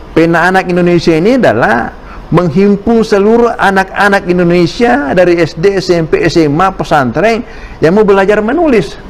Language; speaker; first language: Indonesian; native; Indonesian